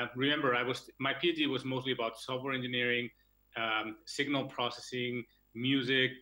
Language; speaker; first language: English; non-native, fluent; Catalan